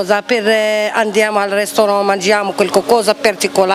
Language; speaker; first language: Italian; non-native, learner; Arabic